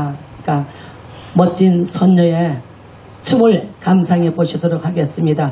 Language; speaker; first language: Korean; native; Korean